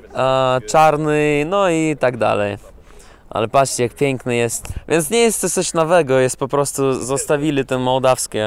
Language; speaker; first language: Polish; non-native, learner; Russian